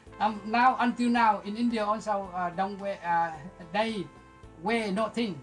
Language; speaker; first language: English; non-native, local second language; Vietnamese